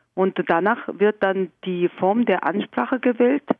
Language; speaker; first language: German; non-native, fluent; Korean